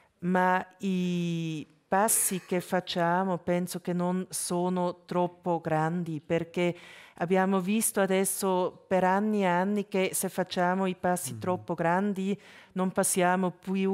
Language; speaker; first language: Italian; non-native, local second language; German